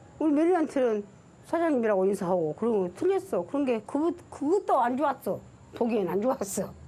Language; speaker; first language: Korean; native; Korean